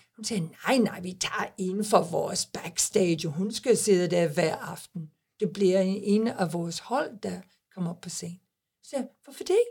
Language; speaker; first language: Danish; non-native, fluent; English